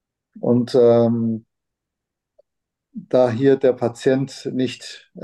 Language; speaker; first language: German; non-native, fluent; Turkish